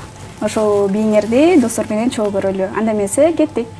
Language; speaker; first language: Kyrgyz; native; Kyrgyz